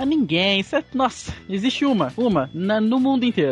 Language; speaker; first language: Portuguese; native; Portuguese